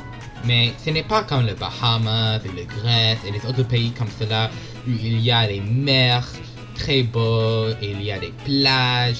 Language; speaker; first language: French; non-native, learner; English